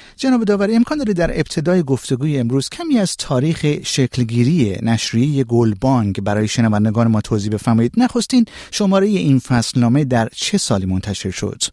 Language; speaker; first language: Persian; native; Persian